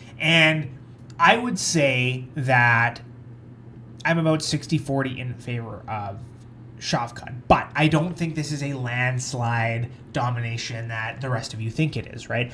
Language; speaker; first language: English; native; English